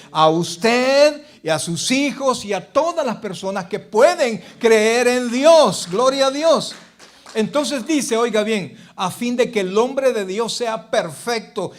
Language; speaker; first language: Spanish; native; Spanish